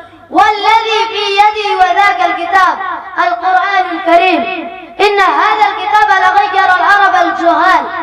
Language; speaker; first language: Arabic; non-native, learner; Urdu